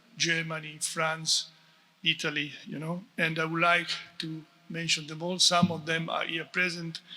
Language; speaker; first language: English; non-native, fluent; Italian